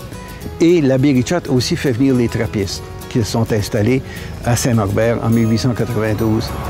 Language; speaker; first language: French; native; French